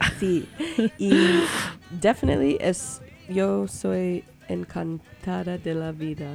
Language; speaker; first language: Spanish; non-native, learner; English